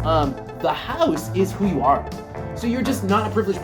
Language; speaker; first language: English; native; English